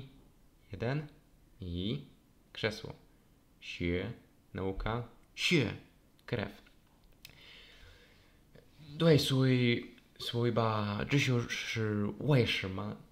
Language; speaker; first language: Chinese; non-native, learner; Polish